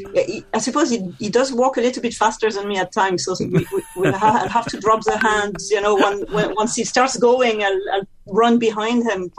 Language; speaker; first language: English; non-native, fluent; French